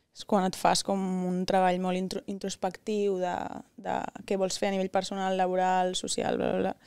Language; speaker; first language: Catalan; non-native, local second language; Spanish